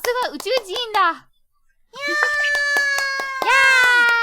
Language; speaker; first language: Japanese; non-native, learner; English